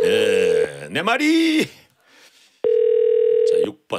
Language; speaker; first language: Korean; native; Korean